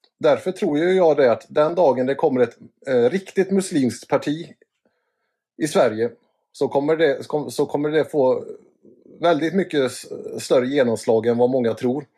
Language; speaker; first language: Swedish; native; Swedish